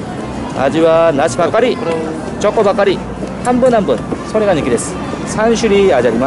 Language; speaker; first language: Japanese; non-native, learner; Korean